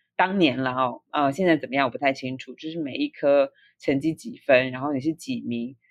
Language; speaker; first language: Chinese; native; Chinese